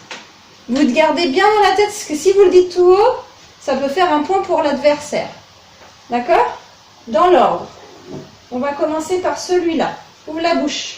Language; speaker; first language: French; native; French